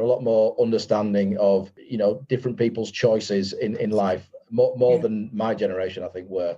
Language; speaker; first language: English; native; English